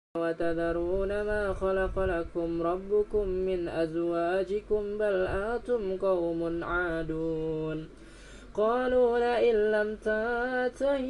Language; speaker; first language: Arabic; non-native, learner; Indonesian